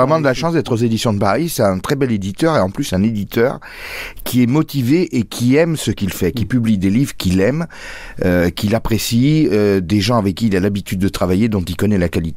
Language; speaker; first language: French; native; French